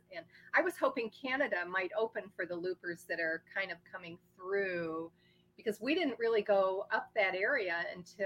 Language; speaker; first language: English; native; English